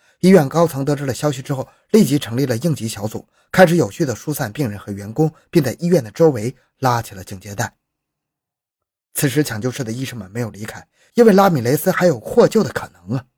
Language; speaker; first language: Chinese; native; Chinese